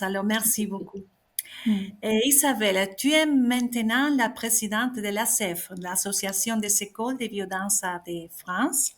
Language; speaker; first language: French; non-native, fluent; Spanish